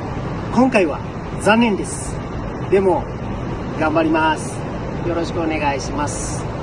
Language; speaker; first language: Japanese; non-native, learner; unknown